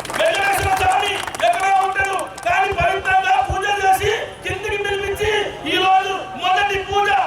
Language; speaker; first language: Telugu; non-native, local second language; Lambadi